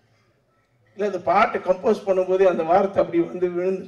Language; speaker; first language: Tamil; native; Tamil